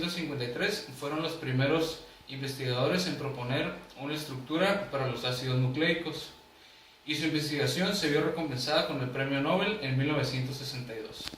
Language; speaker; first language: Spanish; native; Spanish